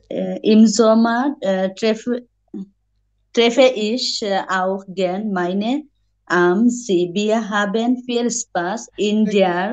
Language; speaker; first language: German; non-native, learner; Bangla